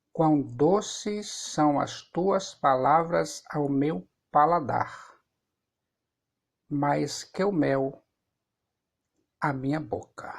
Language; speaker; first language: Portuguese; native; Portuguese